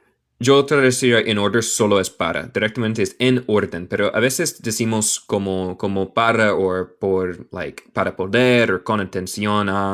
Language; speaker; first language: Spanish; non-native, learner; English